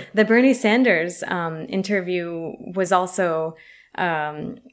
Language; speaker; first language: English; early bilingual, other home language; Arabic